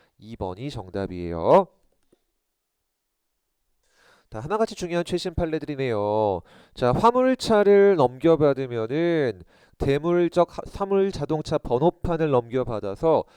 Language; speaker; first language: Korean; native; Korean